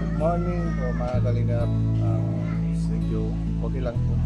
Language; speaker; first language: Filipino; non-native, learner; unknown